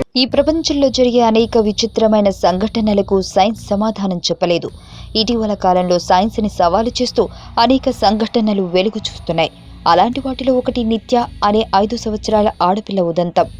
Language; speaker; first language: Telugu; native; Telugu